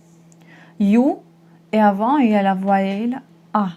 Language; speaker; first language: French; non-native, fluent; Russian